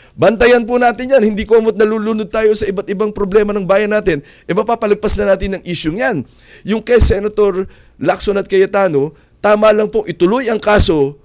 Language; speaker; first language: Filipino; native; Filipino